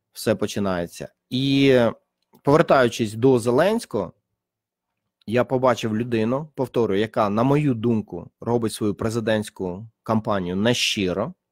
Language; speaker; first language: Ukrainian; native; Ukrainian